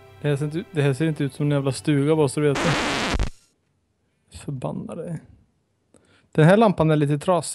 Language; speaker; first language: Swedish; native; Swedish